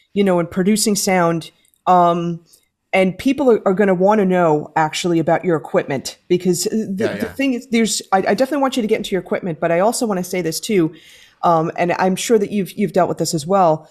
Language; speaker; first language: English; native; English